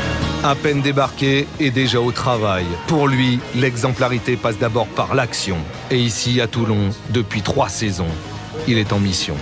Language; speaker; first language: French; native; French